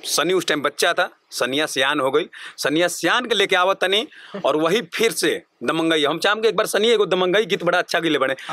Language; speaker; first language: Hindi; native; Hindi